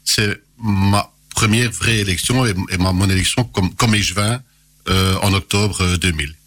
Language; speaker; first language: French; native; French